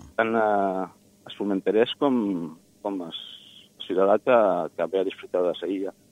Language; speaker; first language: Catalan; non-native, local second language; Spanish